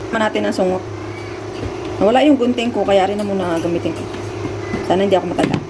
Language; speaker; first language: Filipino; native; Filipino